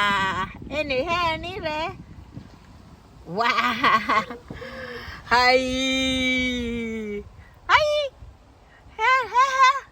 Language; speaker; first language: Swedish; non-native, learner; Cebuano